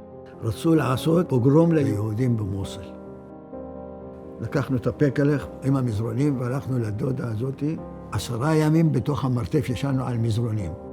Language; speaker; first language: Hebrew; early bilingual, other home language; Arabic